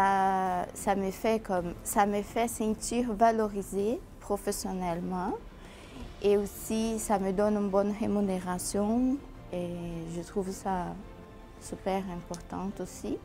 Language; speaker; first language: French; non-native, fluent; Portuguese